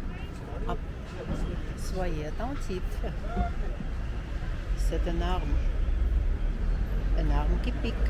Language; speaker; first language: French; non-native, fluent; Russian